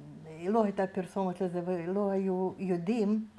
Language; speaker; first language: Hebrew; non-native, fluent; Russian